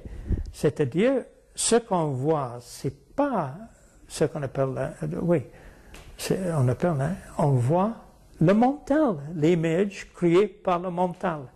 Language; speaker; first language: French; non-native, fluent; English